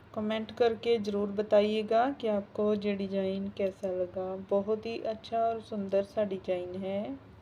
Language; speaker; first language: Hindi; non-native, local second language; Punjabi